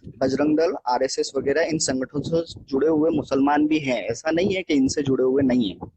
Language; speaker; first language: Hindi; native; Hindi